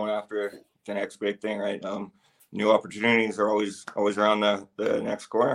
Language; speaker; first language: English; native; English